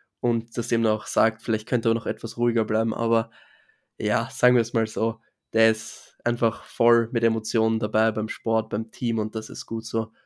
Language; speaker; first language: German; native; German